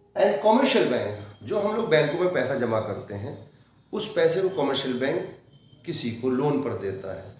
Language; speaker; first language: Hindi; native; Hindi